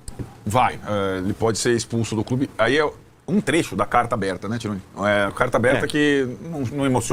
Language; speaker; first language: Portuguese; native; Portuguese